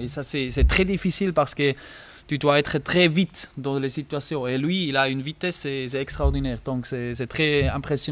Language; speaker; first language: French; non-native, learner; German